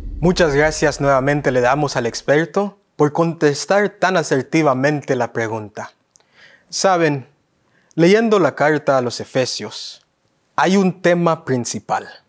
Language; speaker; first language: Spanish; early bilingual, heritage; Spanish